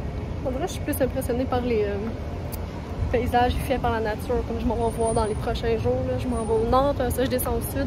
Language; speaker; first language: French; native; French